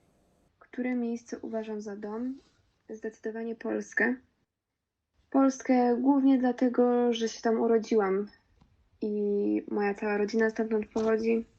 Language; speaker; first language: Polish; early bilingual, other home language; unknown